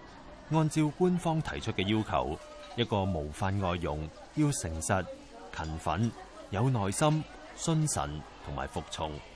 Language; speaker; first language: Cantonese; native; Cantonese